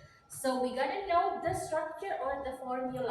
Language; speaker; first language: English; non-native, fluent; Indonesian